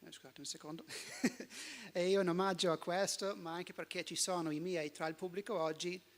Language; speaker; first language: Italian; non-native, fluent; English